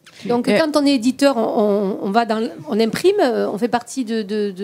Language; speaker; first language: French; native; French